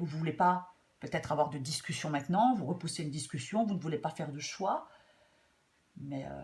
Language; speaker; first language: French; native; French